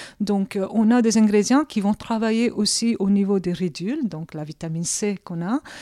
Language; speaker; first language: French; early bilingual, other home language; Korean